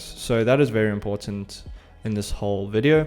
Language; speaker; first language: English; native; English